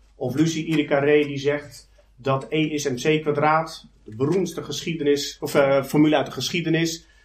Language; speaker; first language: Dutch; native; Dutch